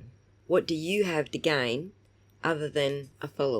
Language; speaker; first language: English; native; English